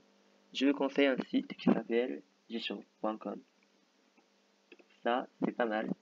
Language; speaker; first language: French; non-native, fluent; Japanese